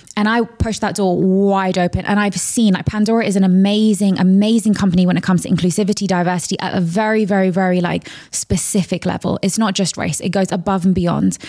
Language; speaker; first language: English; native; English